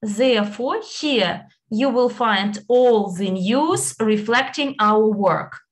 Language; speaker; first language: English; non-native, fluent; Italian